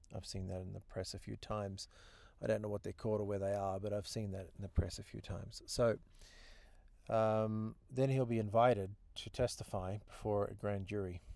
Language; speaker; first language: English; native; English